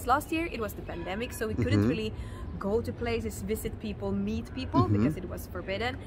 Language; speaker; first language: English; non-native, fluent; Finnish